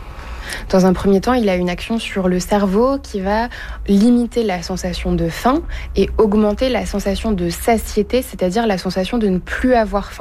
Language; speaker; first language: French; native; French